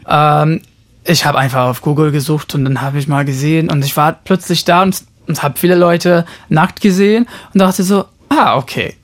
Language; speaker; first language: German; non-native, fluent; Portuguese